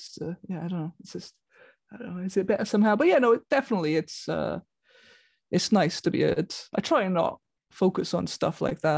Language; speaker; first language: English; native; English